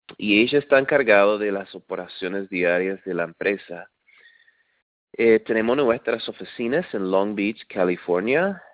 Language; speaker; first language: Spanish; non-native, fluent; English